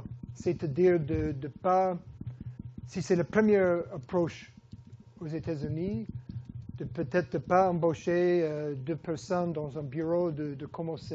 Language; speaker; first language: French; non-native, fluent; English